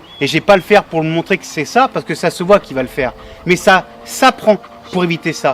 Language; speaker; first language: French; native; French